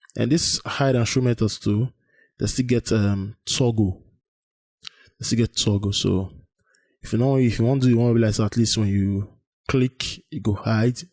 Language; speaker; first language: Nigerian Pidgin; native; Nigerian Pidgin